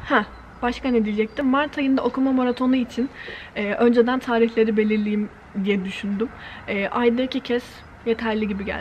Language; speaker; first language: Turkish; native; Turkish